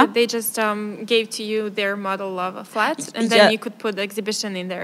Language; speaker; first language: English; non-native, fluent; Serbian